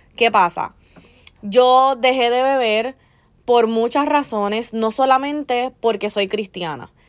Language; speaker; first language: Spanish; early bilingual, heritage; Spanish